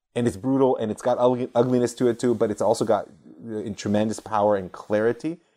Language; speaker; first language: English; native; English